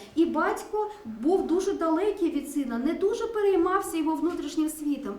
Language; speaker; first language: Ukrainian; native; Ukrainian